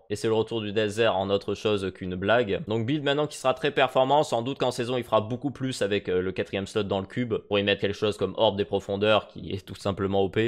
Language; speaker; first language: French; native; French